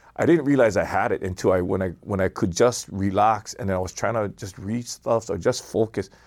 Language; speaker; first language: English; native; English